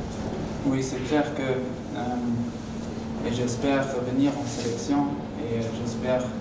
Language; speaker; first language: French; non-native, local second language; Luxembourgish